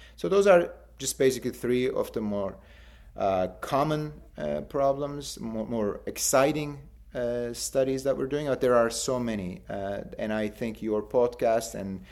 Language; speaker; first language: English; non-native, fluent; Turkish